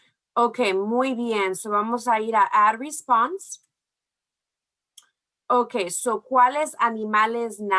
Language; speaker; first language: Spanish; early bilingual, heritage; Spanish